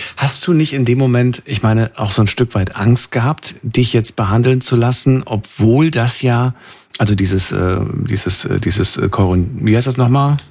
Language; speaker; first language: German; native; German